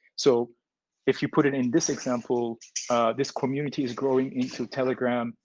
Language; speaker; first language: English; non-native, fluent; Turkish